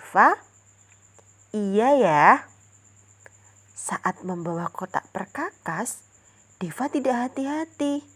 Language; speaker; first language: Indonesian; native; Indonesian